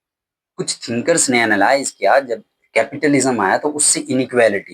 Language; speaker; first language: Hindi; native; Hindi